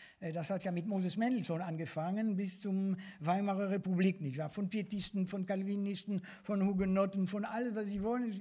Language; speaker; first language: German; non-native, fluent; French